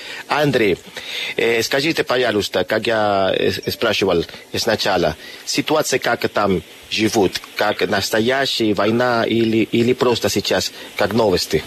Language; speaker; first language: Russian; non-native, learner; Spanish